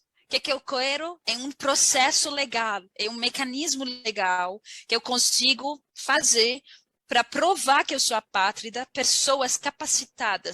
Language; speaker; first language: Portuguese; non-native, learner; Arabic